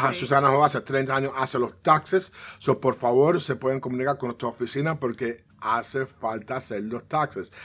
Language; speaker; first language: Spanish; early bilingual, heritage; Spanish